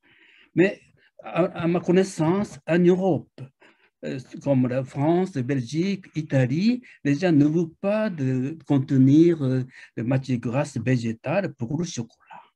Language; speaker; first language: French; non-native, fluent; Japanese